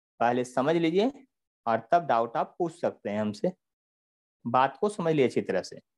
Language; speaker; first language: Hindi; native; Hindi